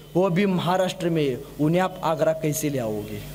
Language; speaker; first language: Hindi; non-native, local second language; Marathi